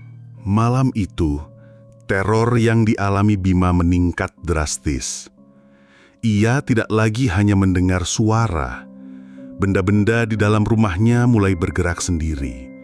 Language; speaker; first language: Indonesian; native; Indonesian